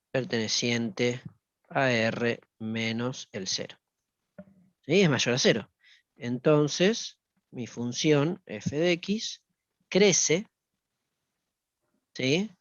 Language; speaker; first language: Spanish; native; Spanish